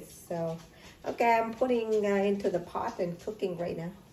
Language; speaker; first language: English; non-native, learner; Vietnamese